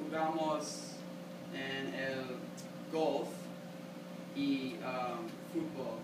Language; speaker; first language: Spanish; non-native, learner; English